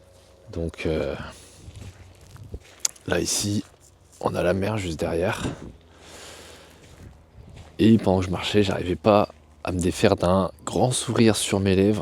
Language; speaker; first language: French; native; French